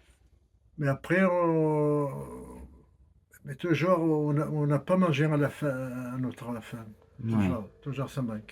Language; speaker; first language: French; non-native, learner; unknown